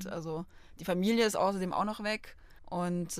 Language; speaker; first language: German; native; German